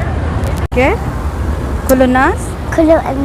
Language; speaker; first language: Arabic; non-native, local second language; Indonesian